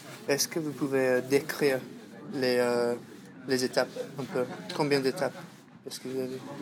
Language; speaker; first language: French; non-native, fluent; English